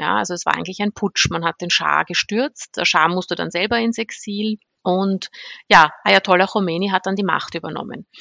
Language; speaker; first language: German; early bilingual, other home language; Persian